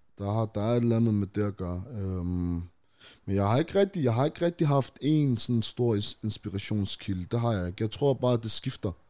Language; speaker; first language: Danish; early bilingual, other home language; Arabic